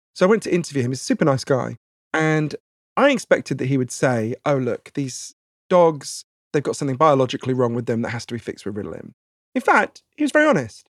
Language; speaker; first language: English; native; English